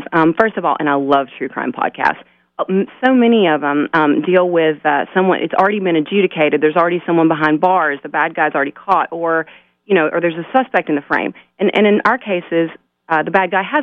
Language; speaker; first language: English; native; English